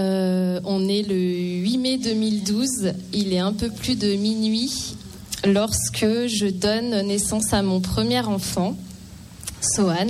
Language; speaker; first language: French; native; French